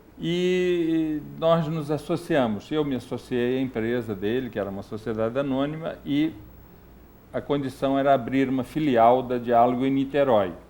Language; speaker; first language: Portuguese; native; Portuguese